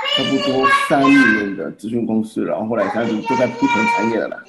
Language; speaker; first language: Chinese; non-native, fluent; Haitian Creole